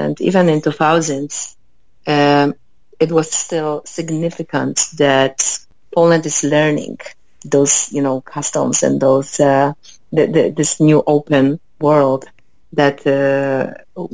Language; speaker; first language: English; non-native, fluent; Polish